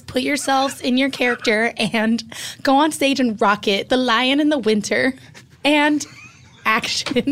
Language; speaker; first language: English; native; English